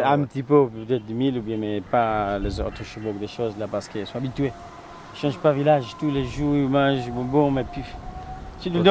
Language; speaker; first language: French; non-native, learner; Swahili